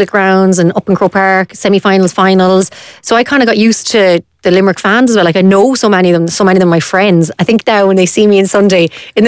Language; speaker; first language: English; native; English